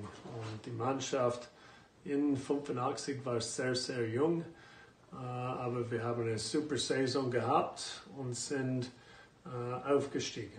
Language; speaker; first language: German; non-native, fluent; English